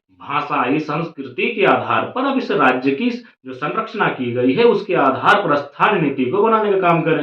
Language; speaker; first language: Hindi; non-native, local second language; Magahi